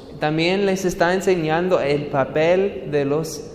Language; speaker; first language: Spanish; non-native, fluent; English